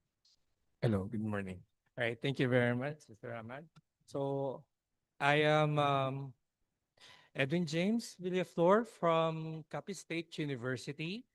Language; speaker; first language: English; non-native, fluent; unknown